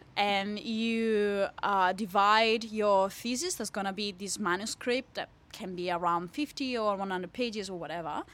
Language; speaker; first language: English; non-native, fluent; Italian